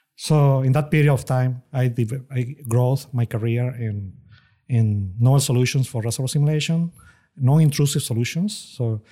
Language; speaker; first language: English; non-native, fluent; Spanish